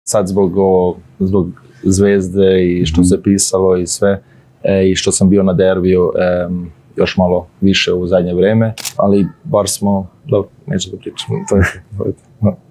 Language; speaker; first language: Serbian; early bilingual, heritage; Serbian